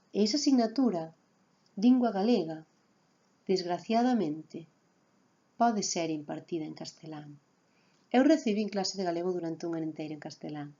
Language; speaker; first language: Galician; native; Galician